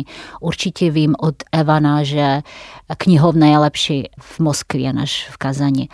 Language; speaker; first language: Czech; non-native, fluent; Russian